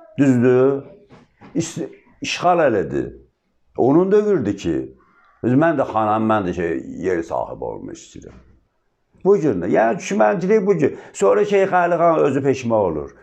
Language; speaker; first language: Azerbaijani; native; Azerbaijani